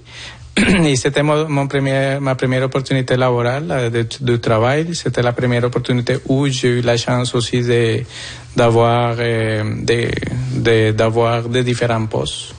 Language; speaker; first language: French; non-native, fluent; Spanish